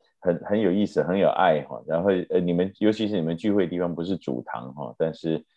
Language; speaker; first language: Chinese; native; Chinese